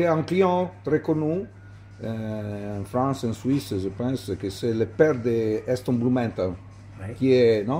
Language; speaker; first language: French; non-native, learner; Italian